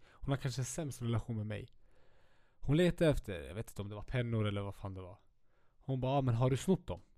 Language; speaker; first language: Swedish; early bilingual, other home language; Kurdish